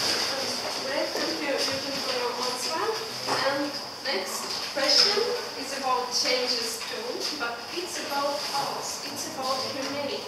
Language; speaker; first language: English; non-native, learner; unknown